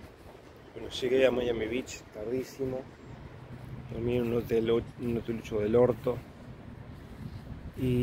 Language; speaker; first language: Spanish; native; Spanish